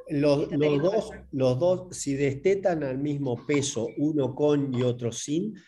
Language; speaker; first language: Spanish; native; Spanish